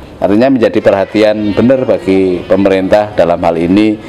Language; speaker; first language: Indonesian; native; Indonesian